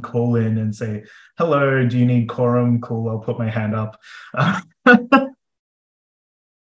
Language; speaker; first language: English; native; English